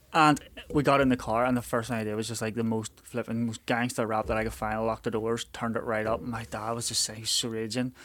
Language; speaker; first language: English; native; English